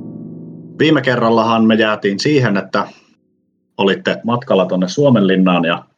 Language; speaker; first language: Finnish; native; Finnish